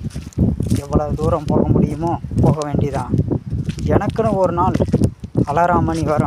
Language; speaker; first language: Tamil; native; Tamil